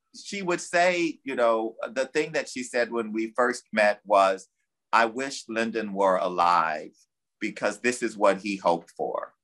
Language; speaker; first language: English; native; English